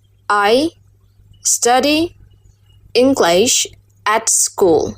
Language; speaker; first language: English; non-native, learner; Burmese